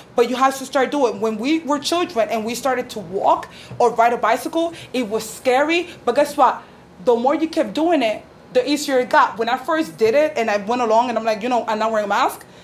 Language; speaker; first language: English; native; English